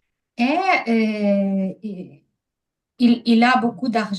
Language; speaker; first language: French; non-native, learner; Ukrainian